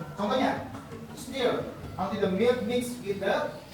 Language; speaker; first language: English; non-native, learner; Indonesian